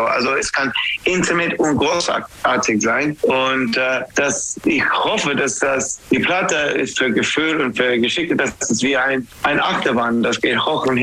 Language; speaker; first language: German; non-native, learner; English